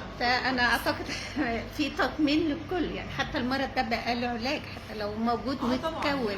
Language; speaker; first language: Arabic; native; Arabic